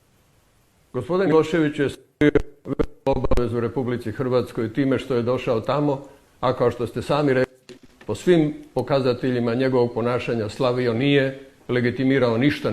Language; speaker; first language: Croatian; native; Croatian